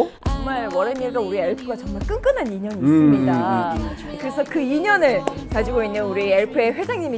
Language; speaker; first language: Korean; native; Korean